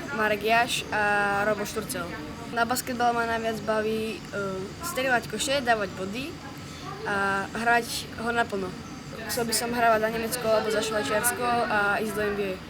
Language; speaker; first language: Slovak; native; Slovak